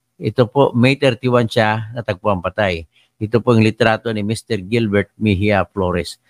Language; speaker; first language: Filipino; non-native, local second language; Cebuano